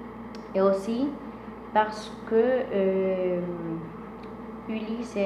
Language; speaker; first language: French; non-native, fluent; Spanish